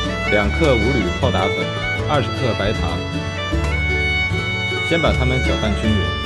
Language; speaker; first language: Chinese; native; Chinese